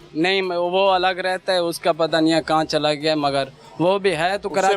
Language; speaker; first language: Hindi; non-native, local second language; Saraiki